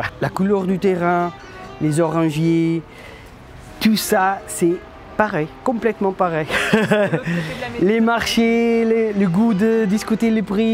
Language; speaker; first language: French; non-native, fluent; Portuguese